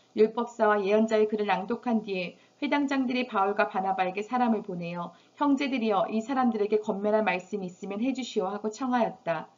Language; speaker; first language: Korean; native; Korean